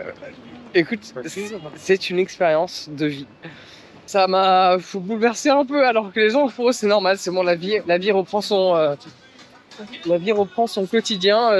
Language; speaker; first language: French; native; French